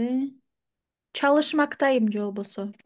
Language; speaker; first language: Turkish; non-native, fluent; Kyrgyz